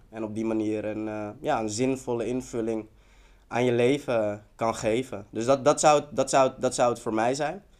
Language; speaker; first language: Dutch; early bilingual, other home language; Tigrinya